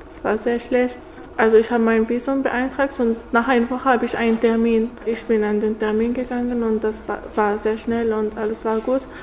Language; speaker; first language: German; non-native, learner; Arabic